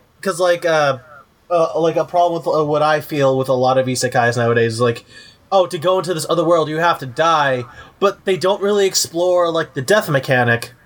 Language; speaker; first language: English; early bilingual, heritage; Spanish